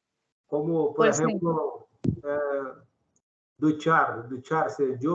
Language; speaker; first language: Spanish; non-native, learner; Portuguese